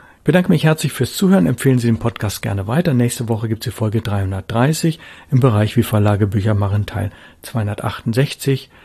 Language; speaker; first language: German; native; German